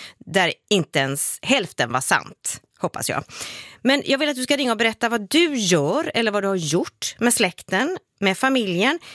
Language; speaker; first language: Swedish; native; Swedish